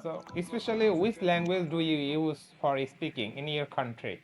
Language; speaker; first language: English; non-native, learner; Bangla